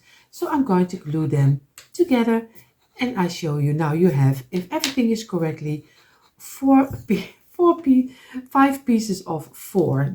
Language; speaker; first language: English; non-native, fluent; Dutch